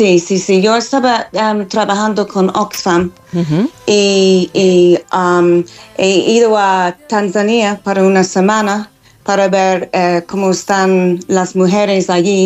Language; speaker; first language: Spanish; non-native, fluent; English